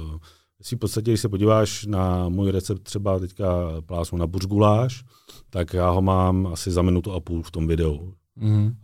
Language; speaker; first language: Czech; native; Czech